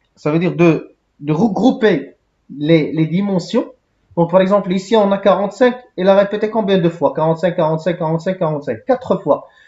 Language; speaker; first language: French; non-native, local second language; Arabic